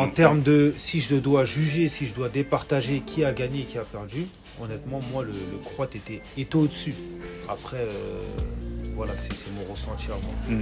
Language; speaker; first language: French; native; French